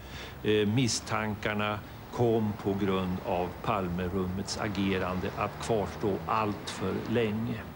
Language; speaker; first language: Swedish; native; Swedish